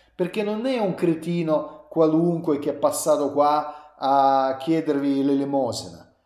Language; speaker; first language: Italian; non-native, fluent; Russian